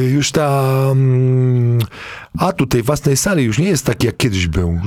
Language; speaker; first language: Polish; native; Polish